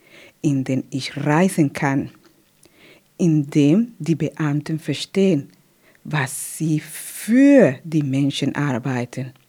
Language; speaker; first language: German; non-native, fluent; Spanish